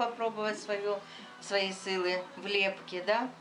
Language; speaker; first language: Ukrainian; non-native, local second language; Russian